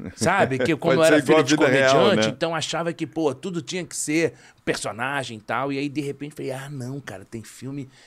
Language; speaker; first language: Portuguese; native; Portuguese